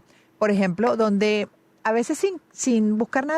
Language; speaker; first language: Spanish; native; Spanish